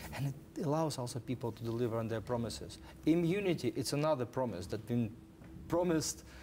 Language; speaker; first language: English; non-native, fluent; Ukrainian